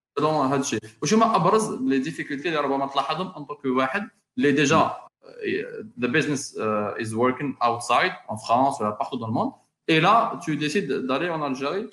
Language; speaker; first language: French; non-native, local second language; Arabic